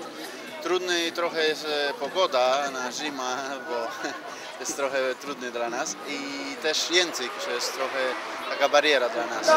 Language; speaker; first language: Polish; non-native, learner; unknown